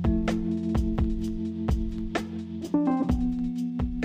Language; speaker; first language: English; non-native, local second language; Malay